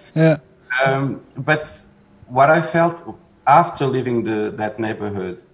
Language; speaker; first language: English; non-native, fluent; Portuguese